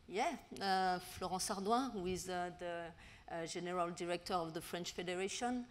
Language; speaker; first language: English; non-native, learner; French